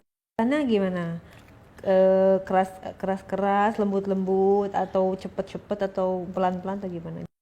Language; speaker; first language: Indonesian; native; Indonesian